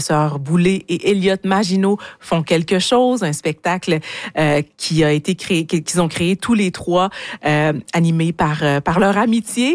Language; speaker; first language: French; native; French